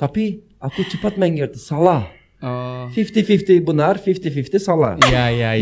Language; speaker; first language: Indonesian; non-native, learner; Turkish